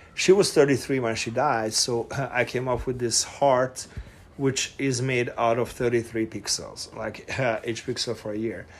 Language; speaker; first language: English; non-native, fluent; Hungarian